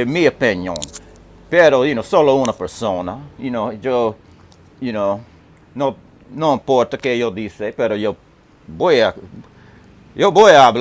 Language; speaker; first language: Spanish; non-native, learner; English